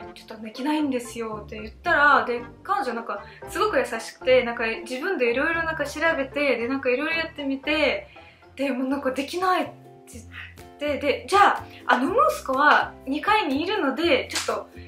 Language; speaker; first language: Japanese; native; Japanese